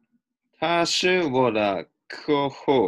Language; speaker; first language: Chinese; non-native, learner; Japanese